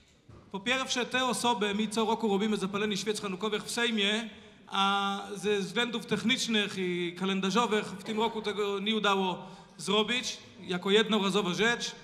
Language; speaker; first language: Polish; non-native, fluent; Hebrew